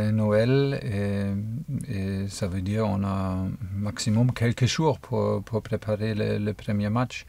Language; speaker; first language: French; non-native, fluent; German